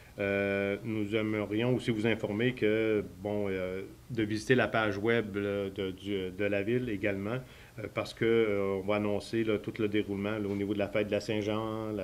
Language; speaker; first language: French; native; French